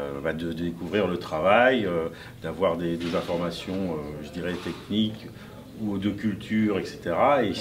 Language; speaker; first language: French; native; French